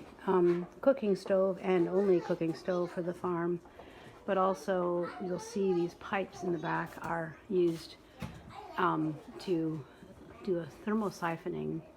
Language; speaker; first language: English; native; English